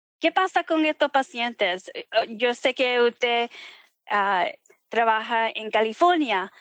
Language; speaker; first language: Spanish; early bilingual, heritage; Spanish